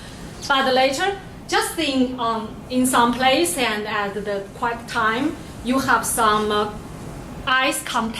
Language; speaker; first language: English; non-native, learner; Chinese